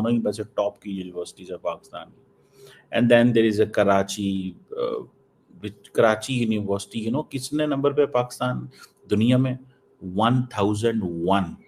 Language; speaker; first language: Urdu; non-native, local second language; Punjabi